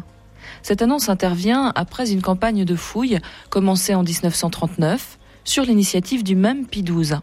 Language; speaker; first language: French; native; French